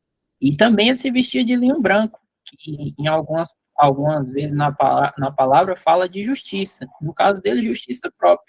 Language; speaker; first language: Portuguese; native; Portuguese